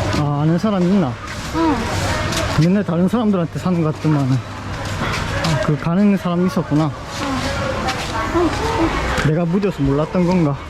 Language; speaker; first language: Korean; native; Korean